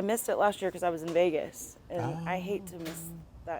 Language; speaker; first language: English; native; English